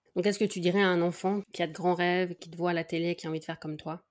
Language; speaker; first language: French; native; French